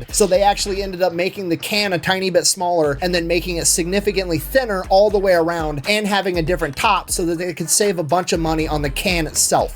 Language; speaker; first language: English; native; English